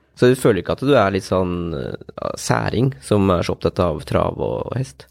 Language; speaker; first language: Norwegian; native; Norwegian